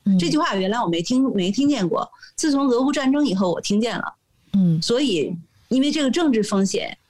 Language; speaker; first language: Chinese; native; Chinese